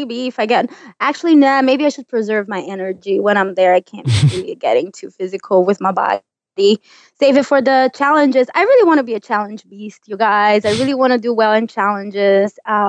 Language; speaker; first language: English; non-native, fluent; Portuguese